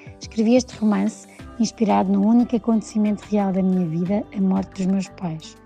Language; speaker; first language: Portuguese; native; Portuguese